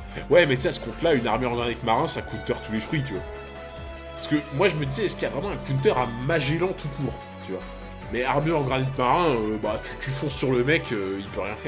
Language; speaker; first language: French; native; French